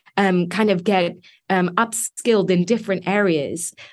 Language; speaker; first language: English; native; English